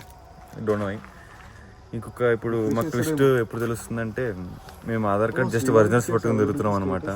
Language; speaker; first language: Telugu; native; Telugu